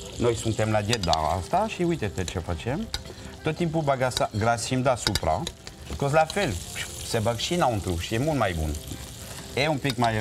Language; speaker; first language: Romanian; non-native, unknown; French